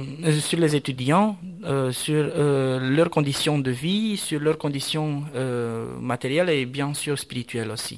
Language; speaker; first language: French; non-native, fluent; Romanian